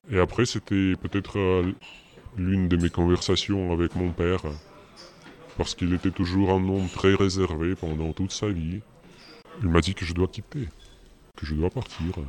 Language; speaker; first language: French; non-native, fluent; Russian